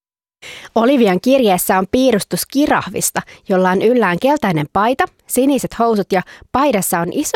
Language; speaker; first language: Finnish; native; Finnish